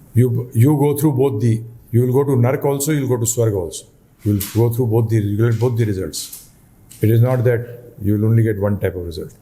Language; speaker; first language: English; non-native, local second language; Hindi